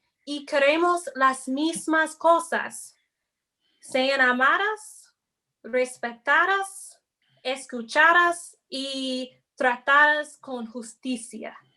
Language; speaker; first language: Spanish; non-native, fluent; English